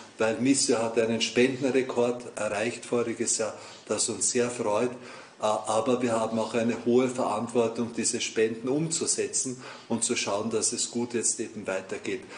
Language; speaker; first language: German; native; German